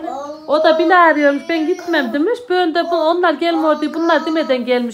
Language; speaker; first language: Turkish; native; Turkish